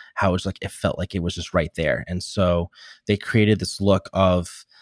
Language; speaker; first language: English; native; English